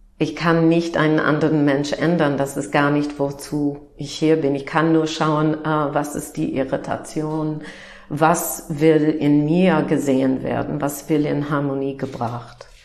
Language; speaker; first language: German; non-native, fluent; English